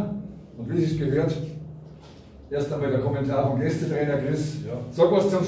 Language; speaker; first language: German; native; German